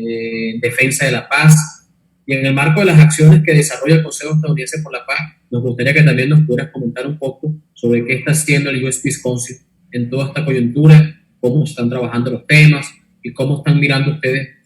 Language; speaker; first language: Spanish; native; Spanish